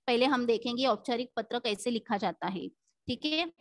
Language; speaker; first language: Hindi; non-native, local second language; Marathi